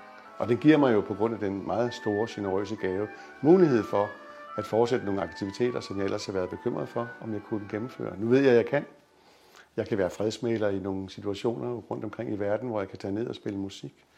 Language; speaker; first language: Danish; native; Danish